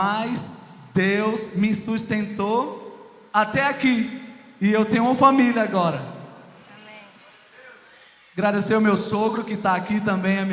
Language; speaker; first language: Portuguese; non-native, local second language; Ticuna